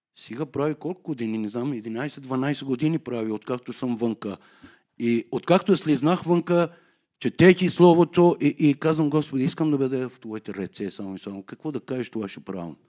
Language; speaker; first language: Bulgarian; non-native, learner; Persian